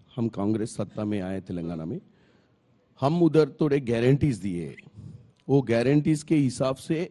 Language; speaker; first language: Hindi; non-native, local second language; Telugu